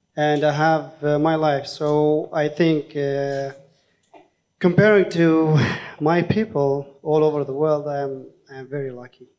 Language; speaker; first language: English; non-native, fluent; Kurdish